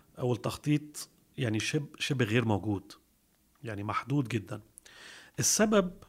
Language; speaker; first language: Arabic; early bilingual, heritage; Arabic